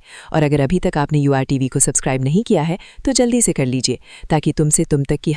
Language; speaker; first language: Hindi; native; Hindi